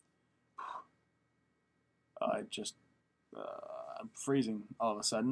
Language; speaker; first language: English; native; English